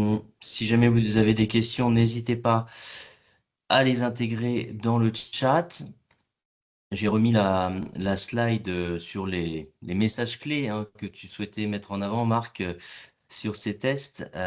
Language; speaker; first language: French; native; French